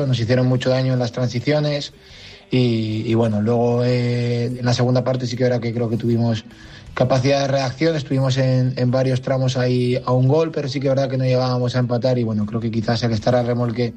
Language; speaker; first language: Spanish; native; Spanish